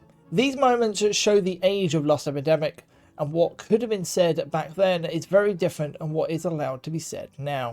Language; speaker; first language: English; native; English